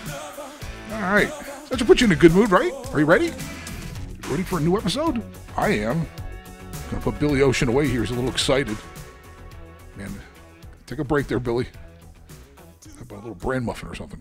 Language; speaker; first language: English; native; English